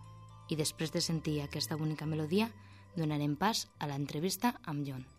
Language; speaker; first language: Catalan; non-native, fluent; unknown